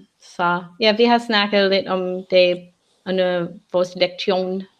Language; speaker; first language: Danish; non-native, learner; English